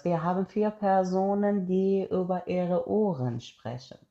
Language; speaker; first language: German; non-native, fluent; Persian